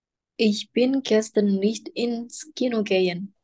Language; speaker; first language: German; non-native, learner; Indonesian